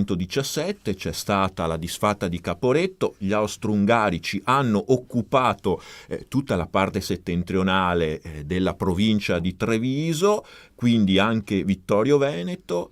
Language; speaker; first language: Italian; native; Italian